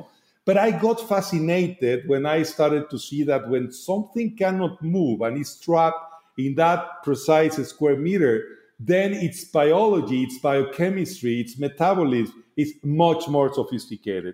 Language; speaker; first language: English; non-native, fluent; Spanish